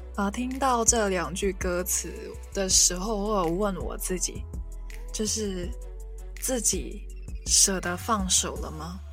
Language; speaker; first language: Chinese; non-native, local second language; Cantonese